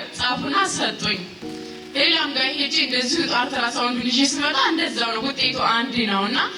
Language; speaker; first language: Amharic; native; Amharic